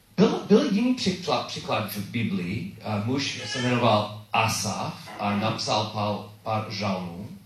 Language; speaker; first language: Czech; non-native, learner; English